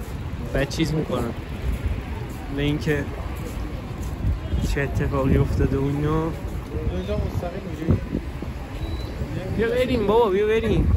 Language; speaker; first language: Persian; native; Persian